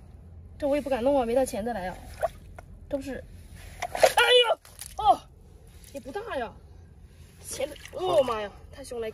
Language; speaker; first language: Chinese; native; Chinese